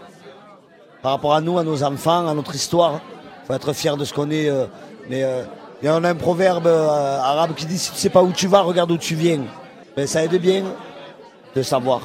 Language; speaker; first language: French; native; French